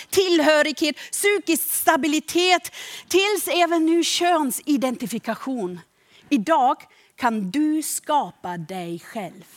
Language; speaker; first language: Swedish; non-native, fluent; German